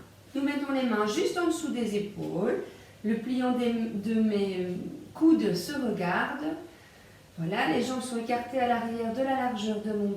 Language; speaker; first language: French; native; French